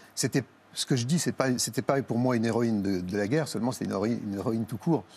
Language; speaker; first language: French; native; French